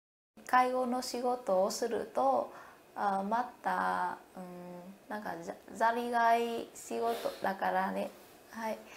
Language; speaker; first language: Japanese; non-native, learner; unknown